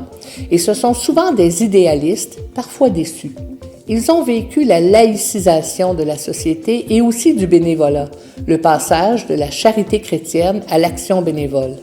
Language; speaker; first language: French; native; French